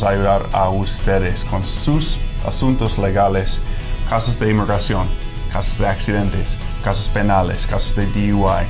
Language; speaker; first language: Spanish; non-native, fluent; English